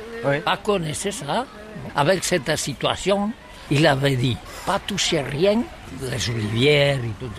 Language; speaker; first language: French; non-native, learner; Catalan